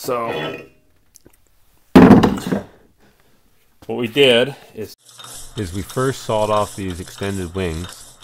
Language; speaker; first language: English; native; English